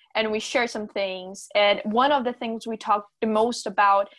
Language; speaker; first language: English; non-native, fluent; Portuguese